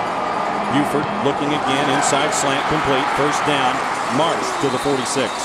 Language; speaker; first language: English; native; English